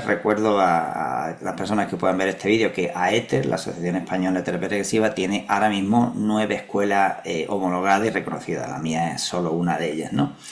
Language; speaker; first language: Spanish; native; Spanish